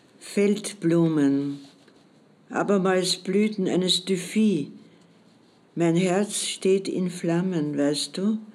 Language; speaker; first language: German; native; German